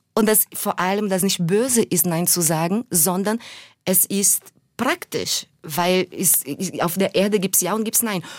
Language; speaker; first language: German; non-native, fluent; Portuguese